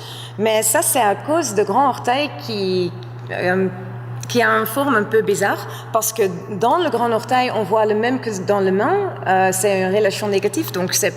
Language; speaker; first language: French; non-native, fluent; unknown